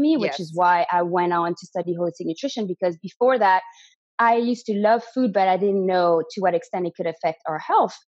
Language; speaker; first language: English; non-native, fluent; French